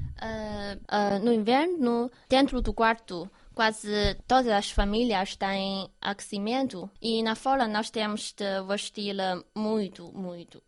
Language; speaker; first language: Portuguese; non-native, learner; Chinese